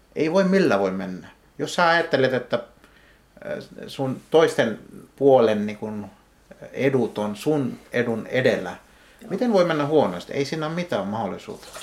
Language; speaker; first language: Finnish; non-native, learner; Hindi